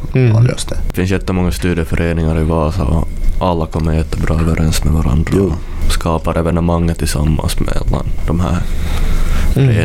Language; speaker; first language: Swedish; native; Swedish